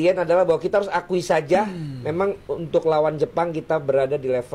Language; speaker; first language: Indonesian; native; Indonesian